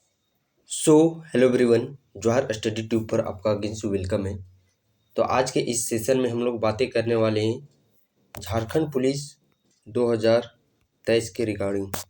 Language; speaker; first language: Hindi; native; Hindi